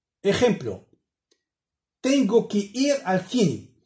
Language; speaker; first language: Spanish; non-native, learner; Arabic